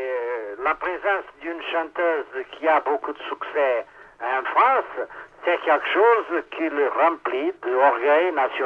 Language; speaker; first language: French; non-native, fluent; Portuguese